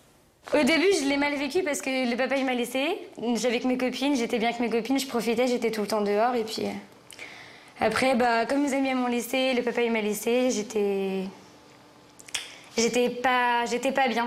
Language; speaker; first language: French; native; French